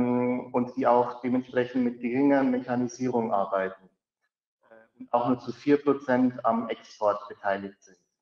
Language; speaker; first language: German; native; German